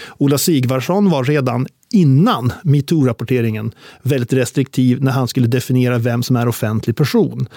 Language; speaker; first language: Swedish; native; Swedish